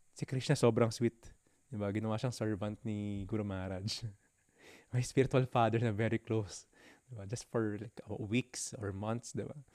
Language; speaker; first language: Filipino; native; Filipino